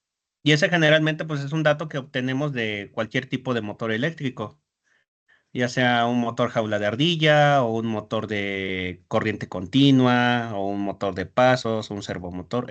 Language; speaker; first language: Spanish; native; Spanish